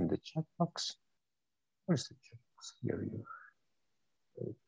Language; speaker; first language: English; non-native, fluent; Spanish